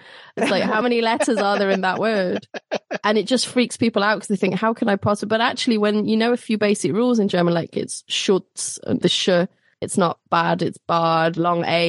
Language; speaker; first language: English; native; English